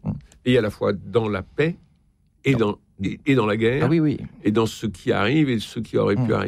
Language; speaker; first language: French; native; French